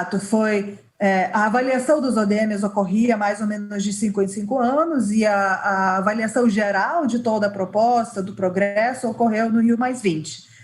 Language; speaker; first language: Portuguese; non-native, fluent; Lithuanian